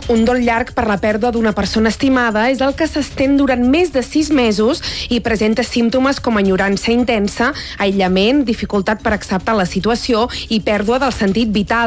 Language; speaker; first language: Catalan; native; Catalan